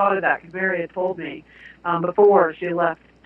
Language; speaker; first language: English; native; English